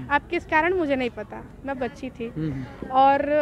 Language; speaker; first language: Hindi; native; Hindi